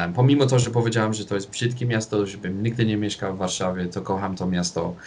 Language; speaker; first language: Polish; non-native, fluent; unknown